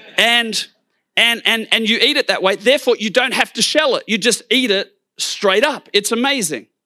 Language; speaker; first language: English; native; English